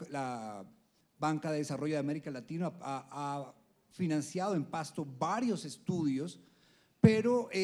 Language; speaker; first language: Spanish; native; Spanish